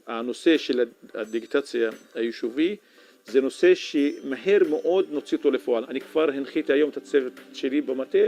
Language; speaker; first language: Hebrew; non-native, local second language; Arabic